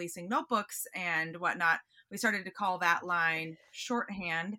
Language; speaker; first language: English; native; English